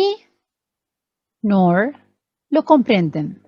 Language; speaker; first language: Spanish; non-native, fluent; Arabic